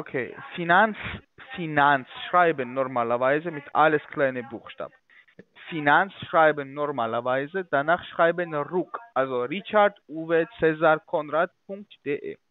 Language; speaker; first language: German; non-native, fluent; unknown